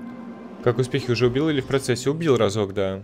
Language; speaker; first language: Russian; native; Russian